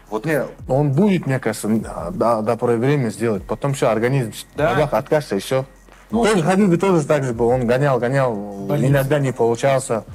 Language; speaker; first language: Russian; non-native, local second language; Uzbek